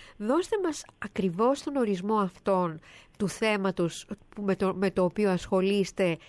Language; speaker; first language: Greek; native; Greek